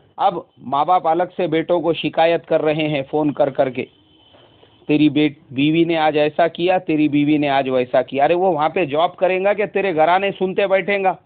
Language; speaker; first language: Urdu; native; Urdu